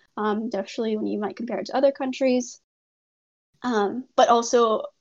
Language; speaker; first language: English; native; English